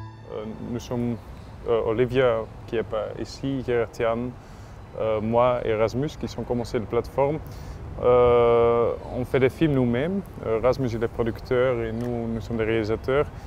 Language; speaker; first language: French; non-native, local second language; Dutch